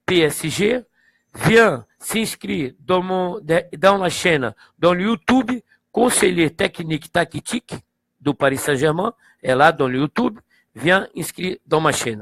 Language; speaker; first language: French; non-native, fluent; Portuguese